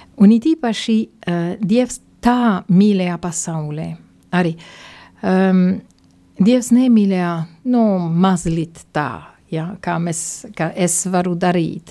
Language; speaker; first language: Latvian; non-native, fluent; Italian